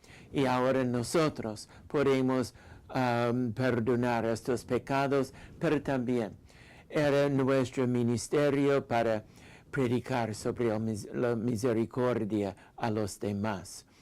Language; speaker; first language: Spanish; non-native, fluent; English